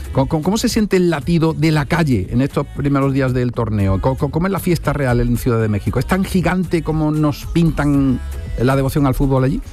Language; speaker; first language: Spanish; native; Spanish